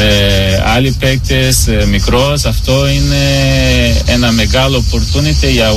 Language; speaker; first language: Greek; non-native, learner; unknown